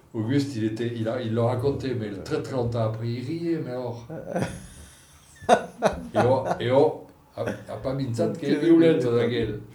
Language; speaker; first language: French; native; French